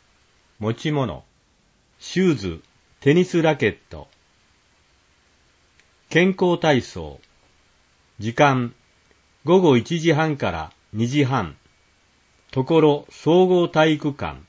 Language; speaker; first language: Japanese; native; Japanese